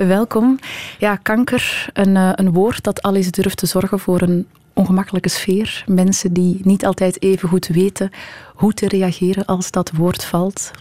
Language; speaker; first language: Dutch; native; Dutch